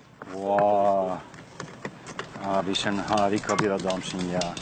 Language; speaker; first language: Turkish; non-native, learner; Dutch